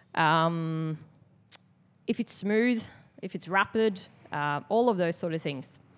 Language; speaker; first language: English; non-native, fluent; Swedish